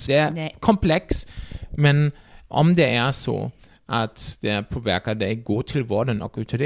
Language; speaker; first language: Swedish; non-native, fluent; German